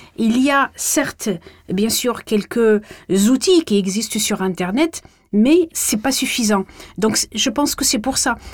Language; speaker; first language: French; non-native, local second language; Arabic